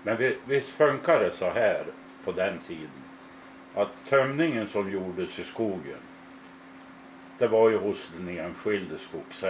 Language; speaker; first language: Swedish; native; Swedish